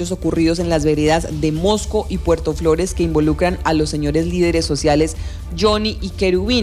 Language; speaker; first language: Spanish; native; Spanish